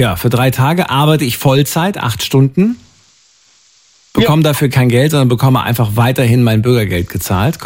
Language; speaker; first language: German; native; German